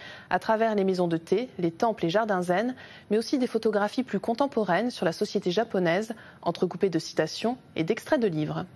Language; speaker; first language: French; native; French